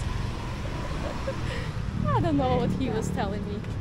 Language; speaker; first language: English; non-native, fluent; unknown